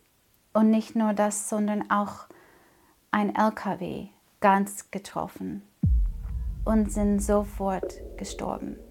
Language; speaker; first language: German; non-native, fluent; English